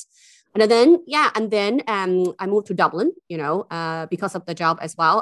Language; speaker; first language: English; non-native, fluent; Chinese